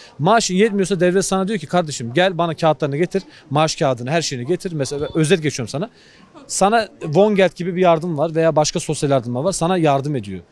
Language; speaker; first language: Turkish; native; Turkish